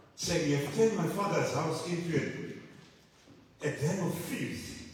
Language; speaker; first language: English; non-native, local second language; Shona